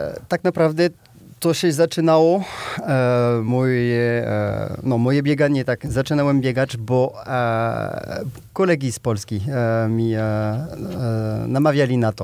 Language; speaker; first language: Polish; non-native, learner; French